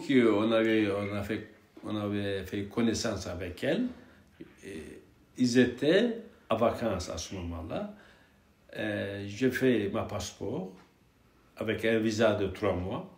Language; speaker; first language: French; non-native, fluent; Turkish